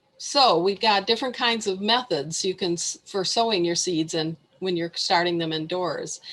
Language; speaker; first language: English; native; English